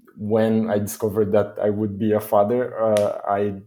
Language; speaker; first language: English; non-native, fluent; Portuguese